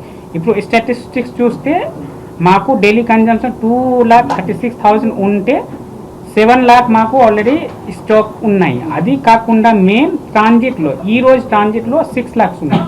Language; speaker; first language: Telugu; non-native, fluent; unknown